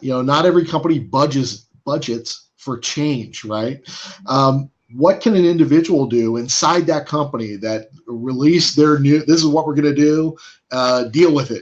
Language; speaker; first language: English; native; English